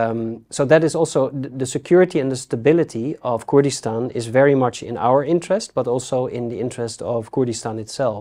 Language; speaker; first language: English; non-native, fluent; Dutch